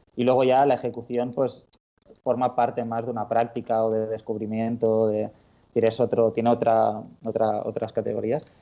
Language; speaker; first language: Spanish; native; Spanish